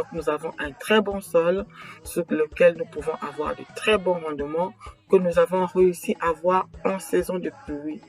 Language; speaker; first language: French; non-native, local second language; Kongo